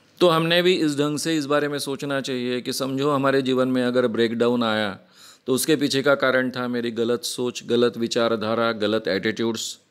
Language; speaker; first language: Hindi; non-native, local second language; Marathi